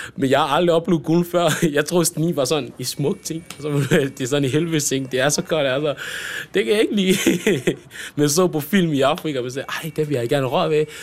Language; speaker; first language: Danish; early bilingual, other home language; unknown